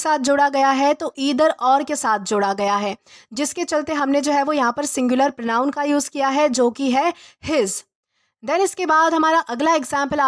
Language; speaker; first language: Hindi; native; Hindi